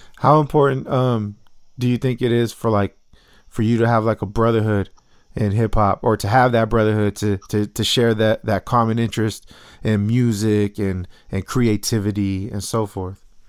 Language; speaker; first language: English; early bilingual, other home language; Spanish